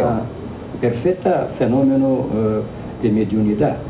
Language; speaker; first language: Spanish; non-native, fluent; Portuguese